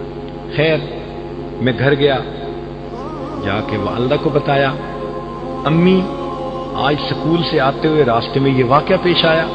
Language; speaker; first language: Urdu; native; Urdu